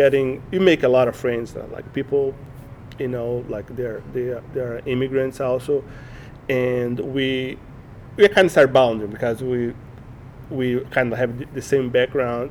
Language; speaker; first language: English; non-native, learner; Portuguese